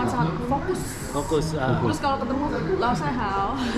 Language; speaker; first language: Indonesian; native; Indonesian